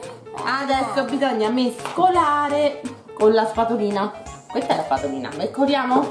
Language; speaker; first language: Italian; native; Italian